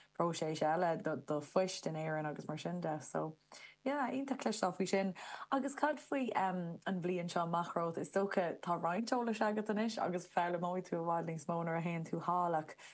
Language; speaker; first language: Irish; non-native, local second language; English